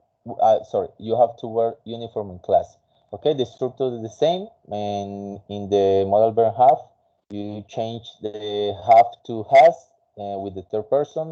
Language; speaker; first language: English; non-native, fluent; Spanish